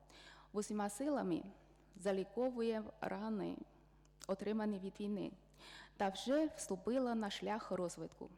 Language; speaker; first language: Ukrainian; non-native, fluent; Chinese